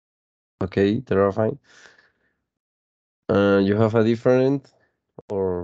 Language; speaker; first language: English; non-native, fluent; Spanish